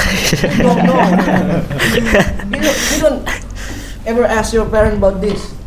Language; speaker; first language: English; non-native, learner; Indonesian